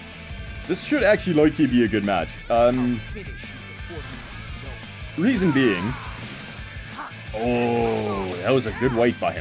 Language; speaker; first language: English; native; English